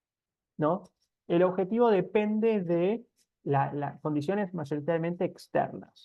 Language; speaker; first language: Spanish; native; Spanish